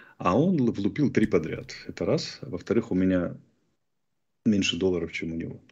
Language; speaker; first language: Russian; native; Russian